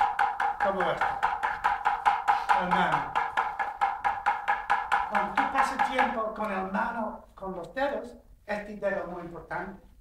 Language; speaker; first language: Spanish; non-native, learner; English